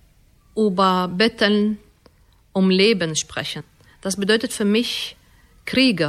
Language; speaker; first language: German; non-native, fluent; Arabic